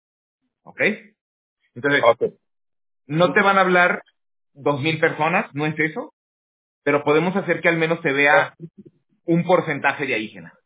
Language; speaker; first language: Spanish; native; Spanish